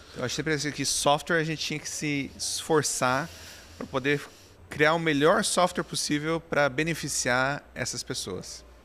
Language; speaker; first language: Portuguese; native; Portuguese